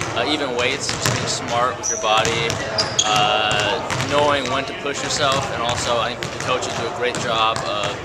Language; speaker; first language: English; native; English